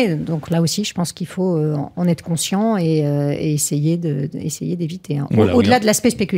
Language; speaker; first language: French; native; French